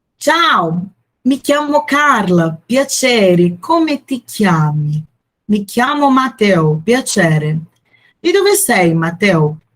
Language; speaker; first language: Italian; non-native, fluent; Portuguese